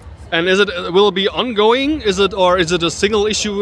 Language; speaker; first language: English; non-native, learner; German